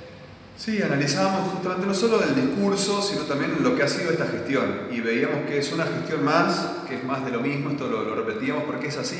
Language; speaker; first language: Spanish; native; Spanish